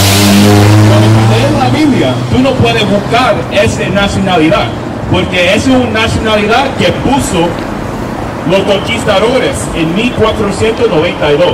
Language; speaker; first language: Spanish; non-native, learner; English